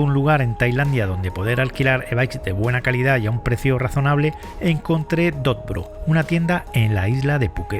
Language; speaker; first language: Spanish; native; Spanish